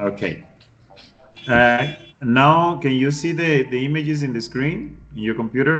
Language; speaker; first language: English; non-native, fluent; Spanish